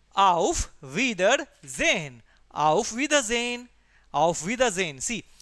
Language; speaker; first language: German; non-native, fluent; Hindi